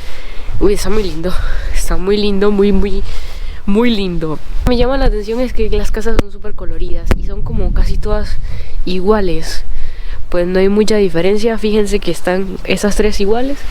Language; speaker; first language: Spanish; native; Spanish